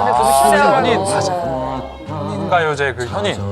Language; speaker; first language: Korean; native; Korean